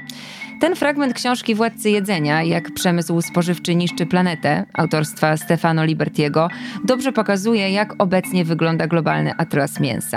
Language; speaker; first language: Polish; native; Polish